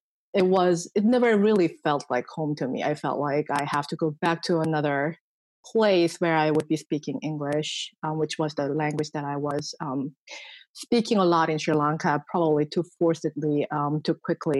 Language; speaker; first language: English; non-native, fluent; Korean